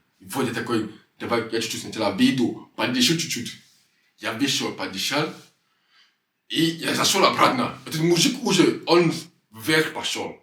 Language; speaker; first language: Russian; non-native, fluent; French